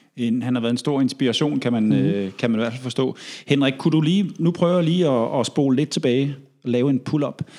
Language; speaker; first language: Danish; native; Danish